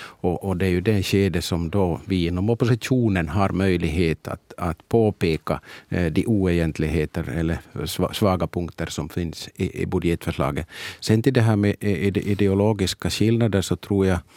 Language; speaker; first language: Swedish; native; Swedish